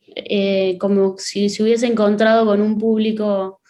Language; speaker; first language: Spanish; native; Spanish